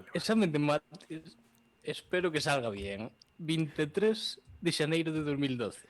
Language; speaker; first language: Galician; native; Galician